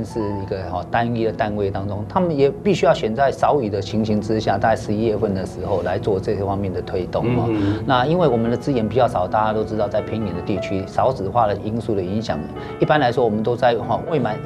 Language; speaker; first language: Chinese; native; Chinese